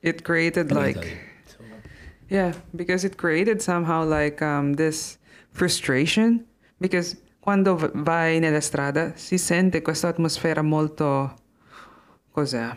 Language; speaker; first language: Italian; non-native, fluent; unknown